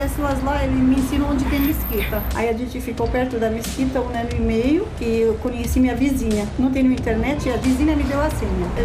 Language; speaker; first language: Portuguese; non-native, learner; Arabic